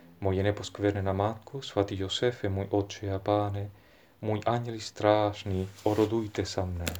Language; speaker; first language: Czech; non-native, fluent; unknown